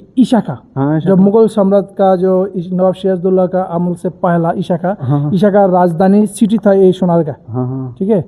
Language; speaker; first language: Hindi; non-native, learner; Bangla